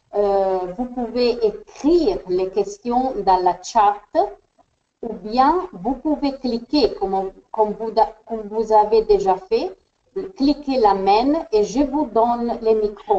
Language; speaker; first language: French; non-native, fluent; Spanish